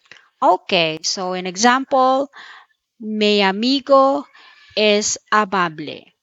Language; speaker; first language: Spanish; non-native, fluent; Filipino